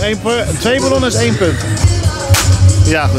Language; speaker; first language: Dutch; native; Dutch